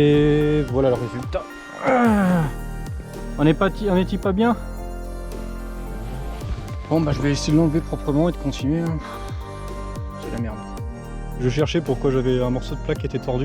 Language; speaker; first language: French; native; French